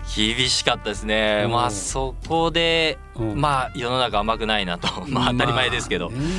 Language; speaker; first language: Japanese; native; Japanese